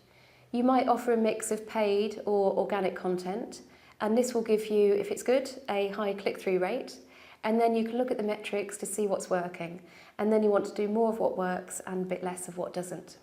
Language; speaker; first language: English; native; English